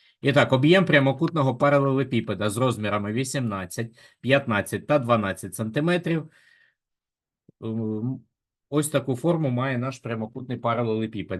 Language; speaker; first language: Ukrainian; native; Ukrainian